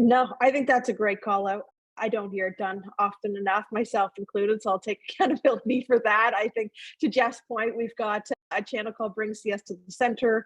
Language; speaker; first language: English; native; English